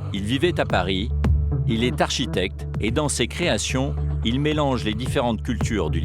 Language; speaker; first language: French; native; French